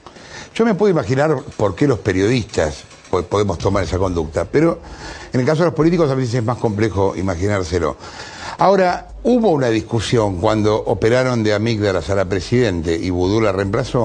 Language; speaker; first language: Spanish; native; Spanish